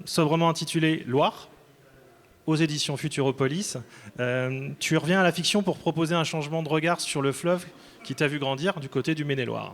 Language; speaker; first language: French; native; French